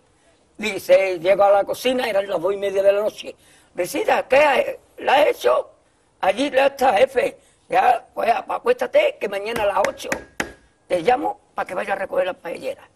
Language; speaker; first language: Spanish; native; Spanish